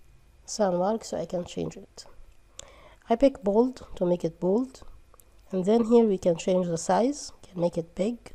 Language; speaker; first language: English; non-native, fluent; Arabic